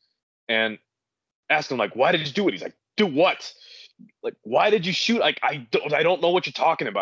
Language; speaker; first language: English; native; English